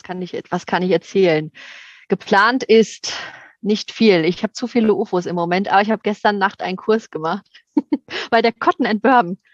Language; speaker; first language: German; native; German